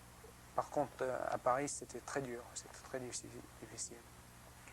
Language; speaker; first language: French; non-native, learner; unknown